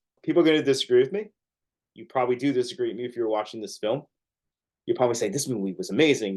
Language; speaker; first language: English; native; English